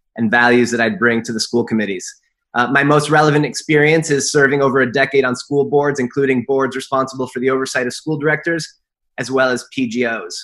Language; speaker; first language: English; native; English